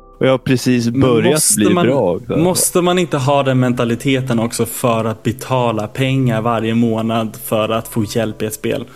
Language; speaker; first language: Swedish; native; Swedish